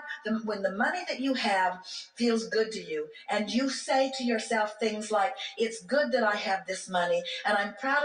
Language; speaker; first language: English; native; English